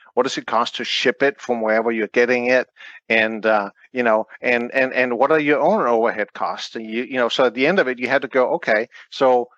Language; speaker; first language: English; non-native, fluent; Danish